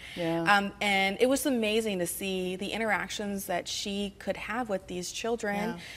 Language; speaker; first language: English; native; English